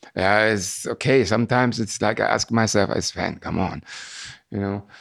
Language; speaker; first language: English; non-native, fluent; German